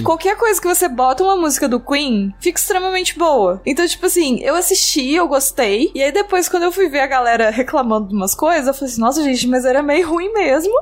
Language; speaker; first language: Portuguese; native; Portuguese